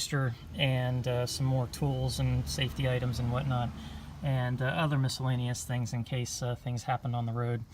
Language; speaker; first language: English; native; English